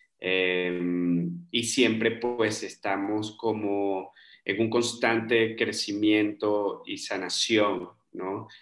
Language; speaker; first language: Spanish; native; Spanish